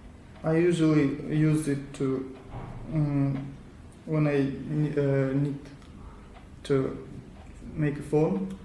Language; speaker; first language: English; non-native, learner; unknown